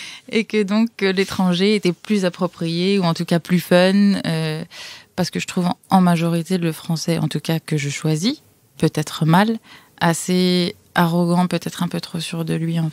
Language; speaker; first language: French; native; French